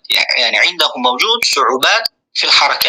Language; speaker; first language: Arabic; non-native, fluent; Uzbek